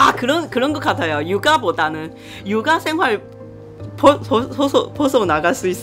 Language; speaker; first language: Korean; non-native, learner; Chinese